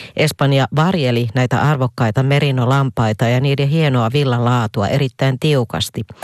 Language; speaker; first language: Finnish; native; Finnish